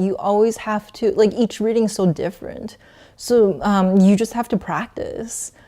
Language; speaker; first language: English; early bilingual, other home language; Chinese